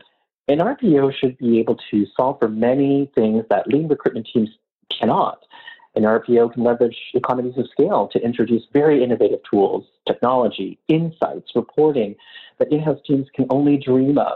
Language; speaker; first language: English; native; English